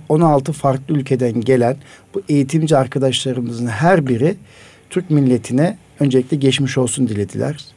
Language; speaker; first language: Turkish; native; Turkish